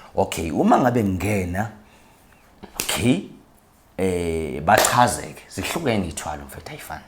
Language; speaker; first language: Zulu; native; Zulu